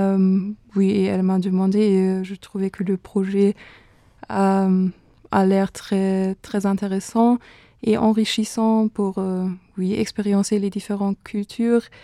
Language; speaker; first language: French; non-native, fluent; German